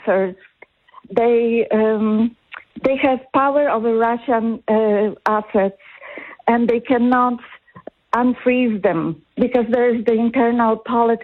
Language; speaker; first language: English; non-native, fluent; Polish